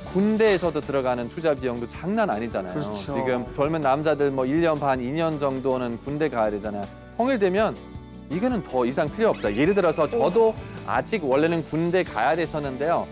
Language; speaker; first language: Korean; non-native, fluent; German